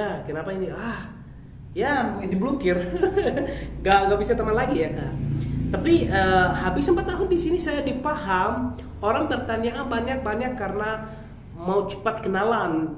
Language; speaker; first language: Indonesian; non-native, learner; Arabic